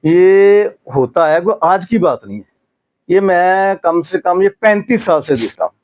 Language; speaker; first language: Hindi; non-native, local second language; Punjabi